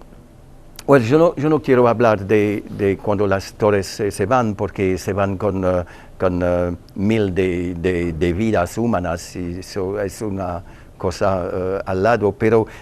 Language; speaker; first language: Spanish; non-native, learner; French